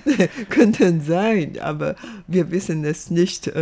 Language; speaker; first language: German; non-native, fluent; Chinese